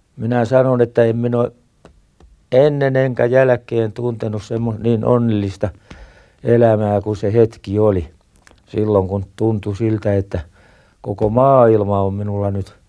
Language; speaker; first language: Finnish; native; Finnish